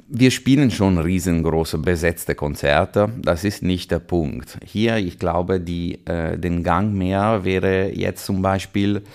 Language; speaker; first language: German; non-native, fluent; Italian